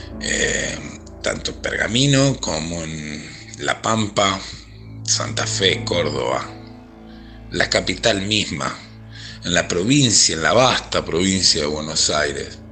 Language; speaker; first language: Spanish; native; Spanish